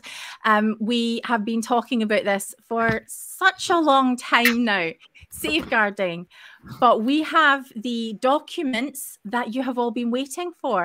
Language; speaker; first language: English; native; English